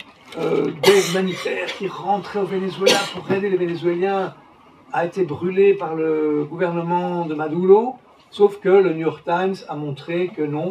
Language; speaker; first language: French; native; French